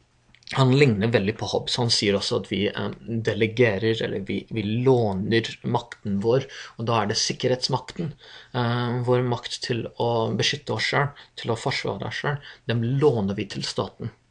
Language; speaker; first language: Norwegian; non-native, fluent; English